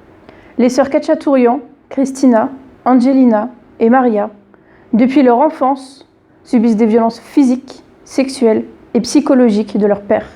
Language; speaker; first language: French; native; French